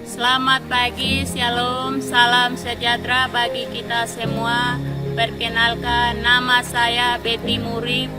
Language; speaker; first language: Indonesian; non-native, local second language; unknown